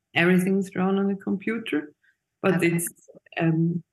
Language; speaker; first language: English; non-native, fluent; Swiss German